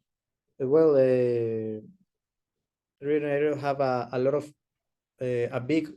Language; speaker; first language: English; non-native, learner; Spanish